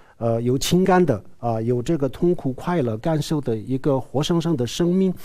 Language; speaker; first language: Chinese; non-native, local second language; Tibetan